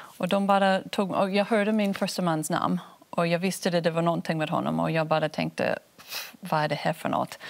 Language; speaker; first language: Swedish; non-native, fluent; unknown